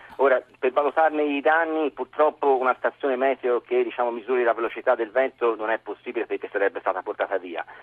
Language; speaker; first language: Italian; native; Italian